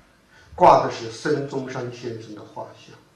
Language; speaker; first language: Chinese; native; Chinese